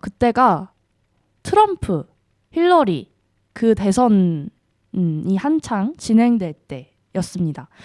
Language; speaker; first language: Korean; native; Korean